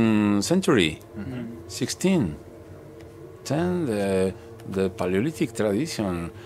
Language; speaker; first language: English; non-native, learner; Spanish